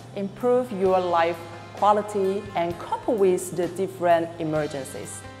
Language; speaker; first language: English; non-native, fluent; Chinese